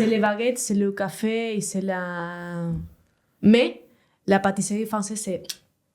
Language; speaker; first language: French; non-native, learner; Spanish